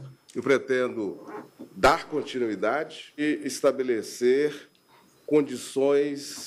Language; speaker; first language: Portuguese; native; Portuguese